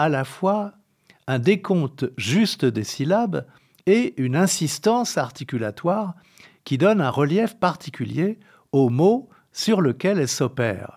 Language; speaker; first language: French; native; French